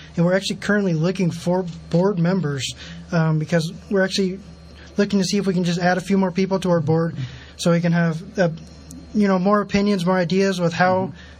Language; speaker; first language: English; native; English